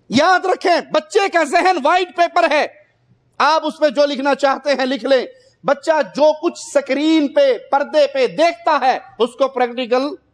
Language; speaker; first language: Urdu; non-native, local second language; Punjabi